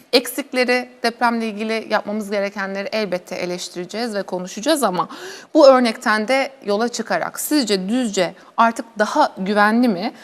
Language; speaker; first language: Turkish; native; Turkish